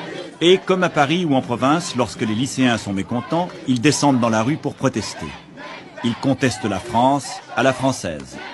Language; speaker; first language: French; native; French